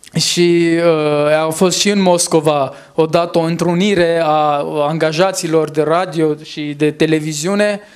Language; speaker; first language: Romanian; non-native, fluent; Armenian